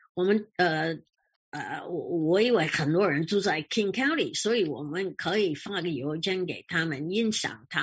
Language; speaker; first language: Chinese; early bilingual, heritage; English